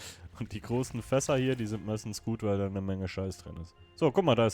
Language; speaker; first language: German; native; German